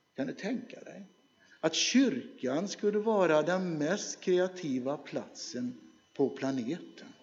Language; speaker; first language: Swedish; native; Swedish